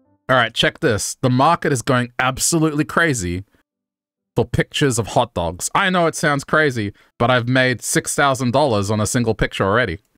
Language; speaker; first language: English; native; English